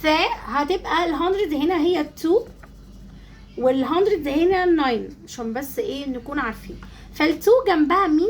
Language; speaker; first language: Arabic; native; Arabic